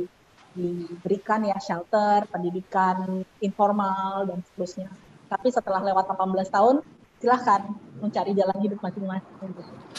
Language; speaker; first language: Indonesian; native; Indonesian